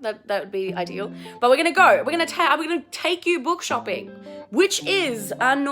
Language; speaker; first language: English; native; English